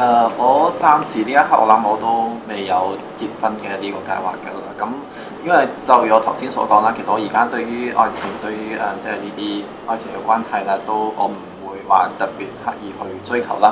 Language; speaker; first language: Cantonese; native; Cantonese